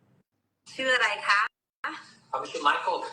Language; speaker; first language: Thai; non-native, learner; English